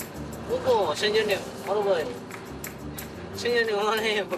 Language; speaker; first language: Korean; non-native, learner; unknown